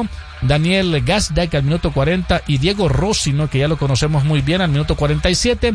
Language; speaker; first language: Spanish; native; Spanish